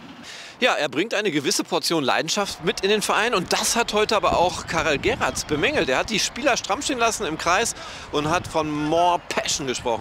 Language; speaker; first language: German; native; German